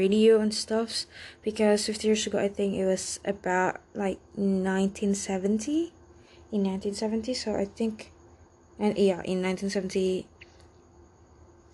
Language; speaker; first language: English; non-native, fluent; Indonesian